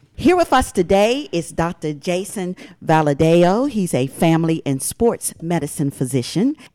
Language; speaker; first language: English; native; English